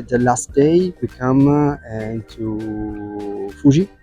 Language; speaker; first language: English; non-native, learner; Italian